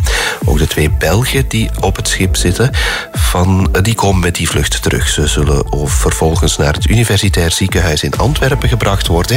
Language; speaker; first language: Dutch; native; Dutch